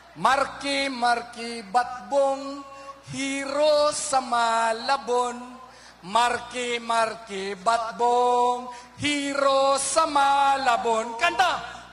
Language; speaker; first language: Filipino; non-native, local second language; Cebuano